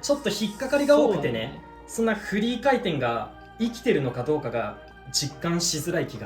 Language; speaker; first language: Japanese; native; Japanese